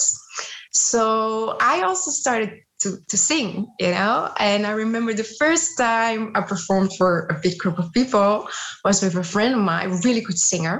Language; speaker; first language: English; non-native, fluent; Dutch